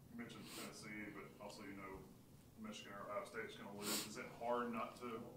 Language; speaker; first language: English; native; English